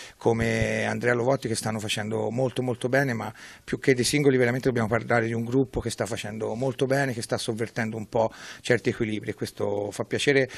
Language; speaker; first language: Italian; native; Italian